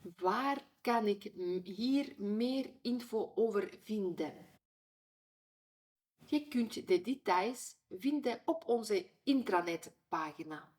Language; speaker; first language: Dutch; non-native, fluent; Ukrainian